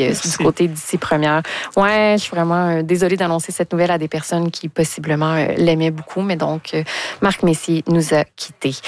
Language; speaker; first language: French; native; French